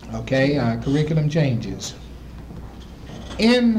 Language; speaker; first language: English; native; English